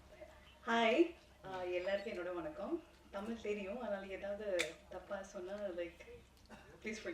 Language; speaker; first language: Tamil; non-native, learner; Malayalam